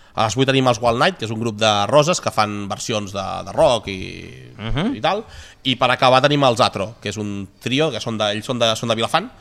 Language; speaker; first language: Catalan; native; Catalan